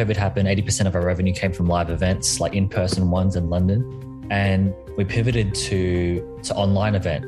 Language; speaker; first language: English; native; English